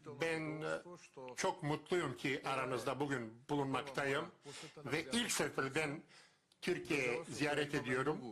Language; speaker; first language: Turkish; non-native, learner; Macedonian